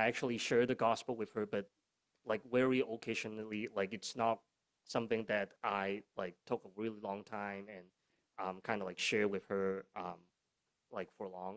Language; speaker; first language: English; non-native, local second language; Cantonese